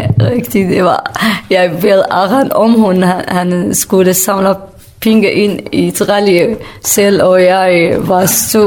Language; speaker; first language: Danish; non-native, learner; Kurdish